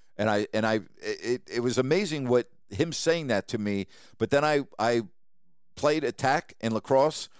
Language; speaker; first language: English; native; English